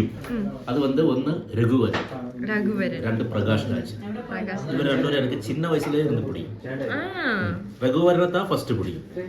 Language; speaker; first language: Tamil; non-native, learner; Malayalam